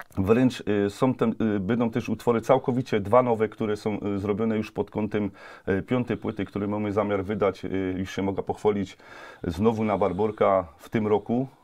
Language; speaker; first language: Polish; native; Polish